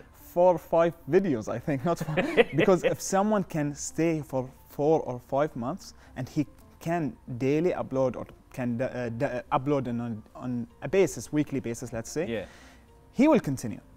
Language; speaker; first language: English; non-native, fluent; Arabic